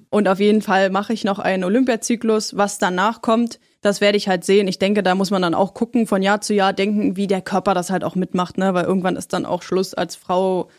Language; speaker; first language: German; native; German